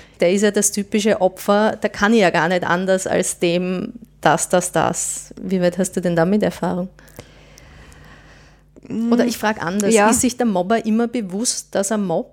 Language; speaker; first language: German; native; German